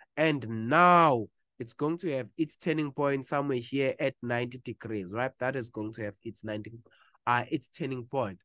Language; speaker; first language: English; non-native, local second language; Zulu